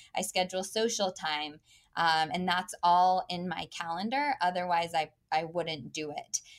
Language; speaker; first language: English; native; English